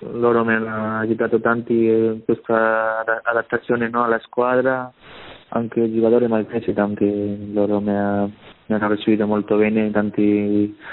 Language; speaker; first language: Italian; non-native, learner; Spanish